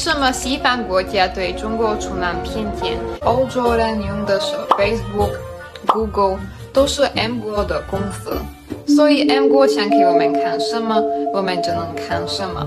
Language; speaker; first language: Chinese; non-native, fluent; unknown